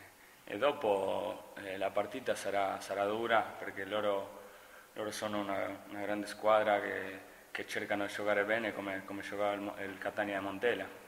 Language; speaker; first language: Italian; non-native, fluent; Spanish